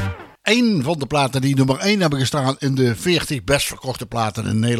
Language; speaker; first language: Dutch; native; Dutch